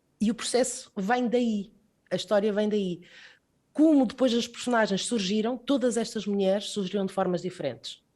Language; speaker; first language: Portuguese; native; Portuguese